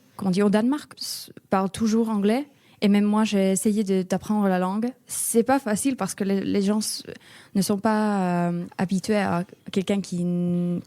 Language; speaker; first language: French; non-native, fluent; Finnish